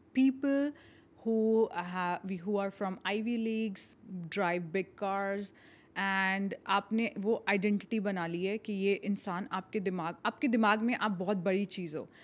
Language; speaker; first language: Hindi; native; Hindi